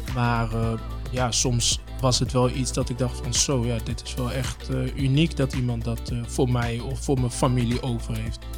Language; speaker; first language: Dutch; early bilingual, other home language; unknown